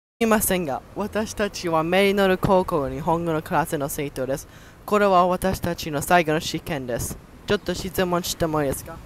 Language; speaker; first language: Japanese; non-native, learner; English